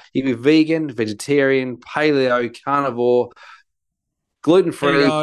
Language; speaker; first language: English; native; English